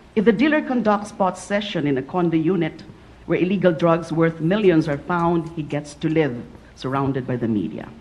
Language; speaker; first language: English; non-native, local second language; Filipino